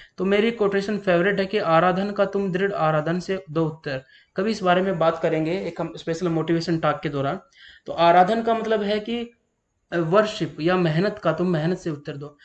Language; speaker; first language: Hindi; native; Hindi